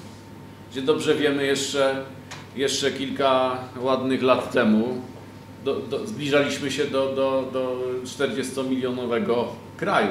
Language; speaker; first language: Polish; native; Polish